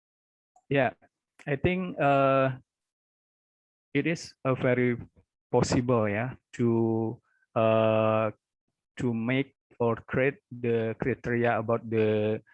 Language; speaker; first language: English; non-native, local second language; Indonesian